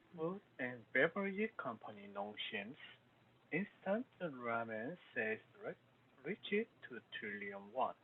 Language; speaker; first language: English; non-native, learner; Korean